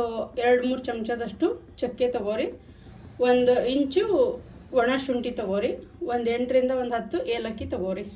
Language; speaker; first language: Kannada; native; Kannada